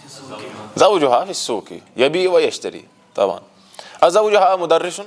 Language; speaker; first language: Arabic; non-native, fluent; Kashmiri